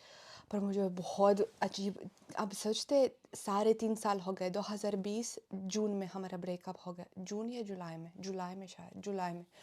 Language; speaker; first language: Hindi; non-native, fluent; Russian